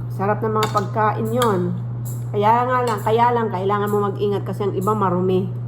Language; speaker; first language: Filipino; non-native, local second language; Waray